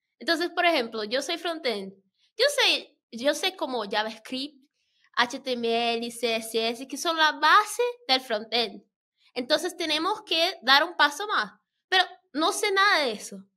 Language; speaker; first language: Spanish; non-native, fluent; Portuguese